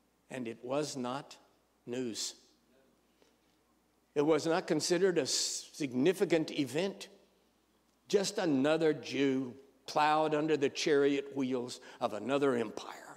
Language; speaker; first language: English; native; English